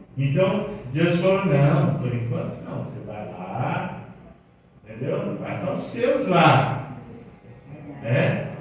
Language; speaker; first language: Portuguese; native; Portuguese